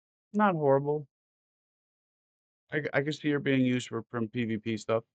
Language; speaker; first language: English; native; English